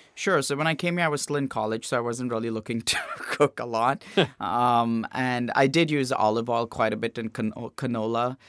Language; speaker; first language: English; non-native, local second language; Hindi